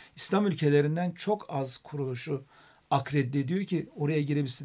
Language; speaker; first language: Turkish; native; Turkish